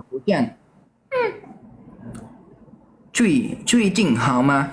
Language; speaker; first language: Chinese; non-native, learner; Thai